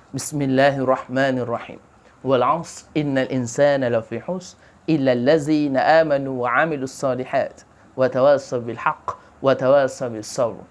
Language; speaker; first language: Malay; native; Malay